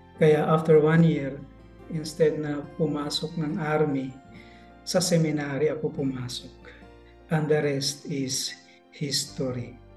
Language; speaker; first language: Filipino; non-native, local second language; Waray